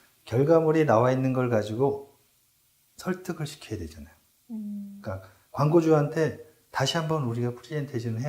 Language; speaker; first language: Korean; native; Korean